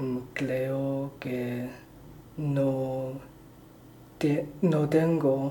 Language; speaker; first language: Spanish; non-native, learner; Chinese